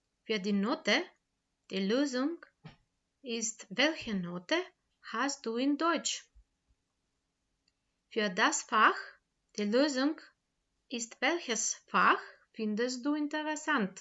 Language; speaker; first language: German; non-native, fluent; Macedonian